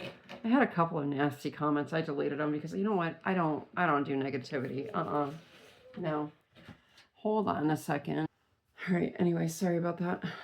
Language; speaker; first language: English; native; English